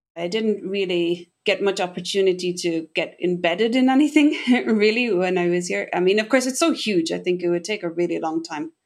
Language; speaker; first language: English; native; English